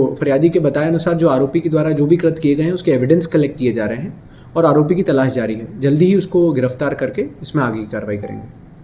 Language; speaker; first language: Hindi; native; Hindi